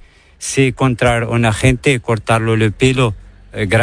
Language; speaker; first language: Spanish; non-native, learner; Arabic